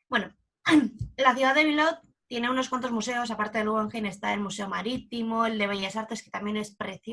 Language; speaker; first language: Spanish; native; Spanish